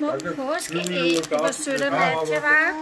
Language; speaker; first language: Danish; native; Danish